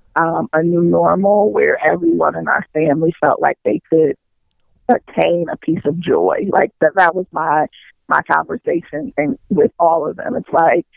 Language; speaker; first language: English; native; English